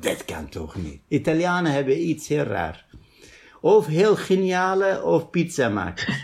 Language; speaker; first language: Dutch; non-native, fluent; Arabic